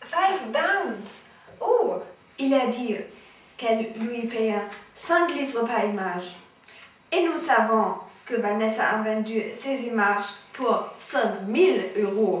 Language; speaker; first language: French; non-native, learner; German